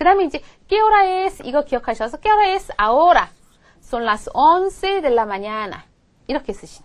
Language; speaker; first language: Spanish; non-native, fluent; Korean